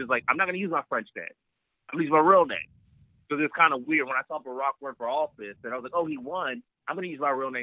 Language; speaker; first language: English; native; English